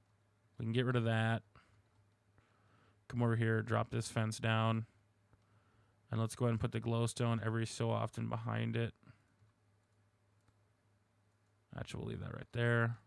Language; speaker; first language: English; native; English